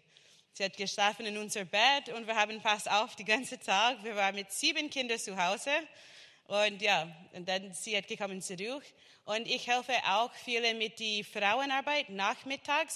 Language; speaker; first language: German; non-native, learner; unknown